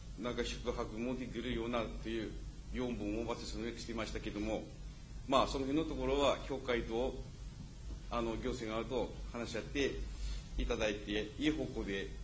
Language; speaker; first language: Japanese; native; Japanese